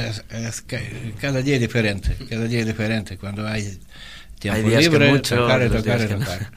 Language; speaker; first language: Spanish; non-native, learner; Russian